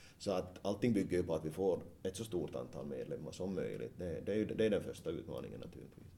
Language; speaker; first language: Swedish; native; Swedish